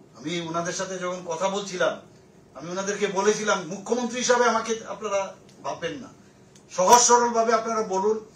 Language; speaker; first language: Bangla; native; Bangla